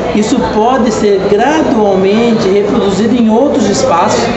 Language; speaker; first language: Portuguese; native; Portuguese